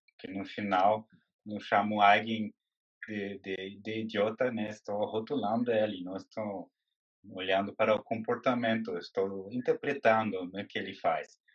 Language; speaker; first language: Portuguese; non-native, fluent; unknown